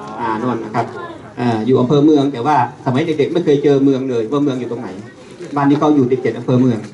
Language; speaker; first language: Thai; native; Thai